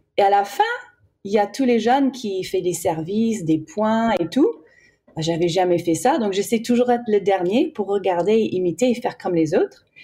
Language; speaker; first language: French; early bilingual, heritage; English